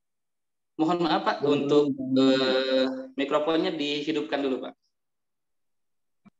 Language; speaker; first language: Indonesian; native; Indonesian